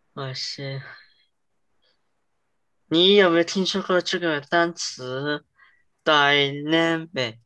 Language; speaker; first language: Chinese; early bilingual, heritage; English